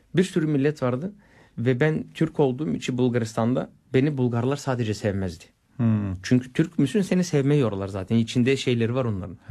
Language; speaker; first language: Turkish; non-native, fluent; Bulgarian